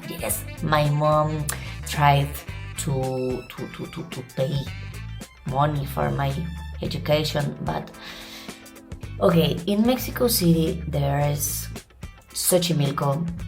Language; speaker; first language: English; non-native, learner; Spanish